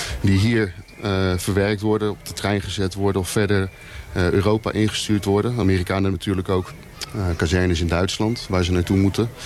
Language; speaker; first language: Dutch; native; Dutch